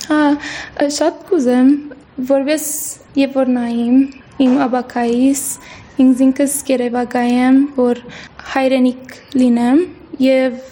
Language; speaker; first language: Armenian; early bilingual, heritage; Armenian